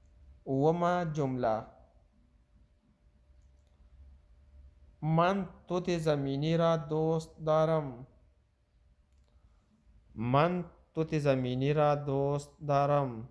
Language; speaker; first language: Persian; non-native, local second language; Pashto